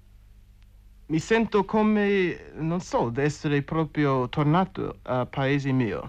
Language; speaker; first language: Italian; non-native, fluent; English